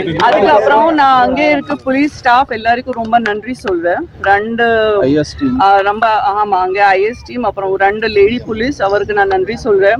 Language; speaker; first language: Tamil; non-native, fluent; Gujarati